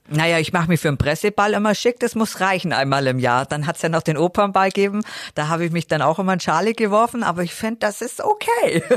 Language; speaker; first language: German; native; German